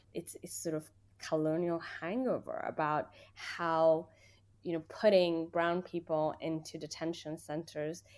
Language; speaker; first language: English; early bilingual, other home language; Persian